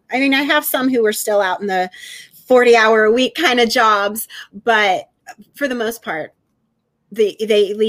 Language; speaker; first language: English; native; English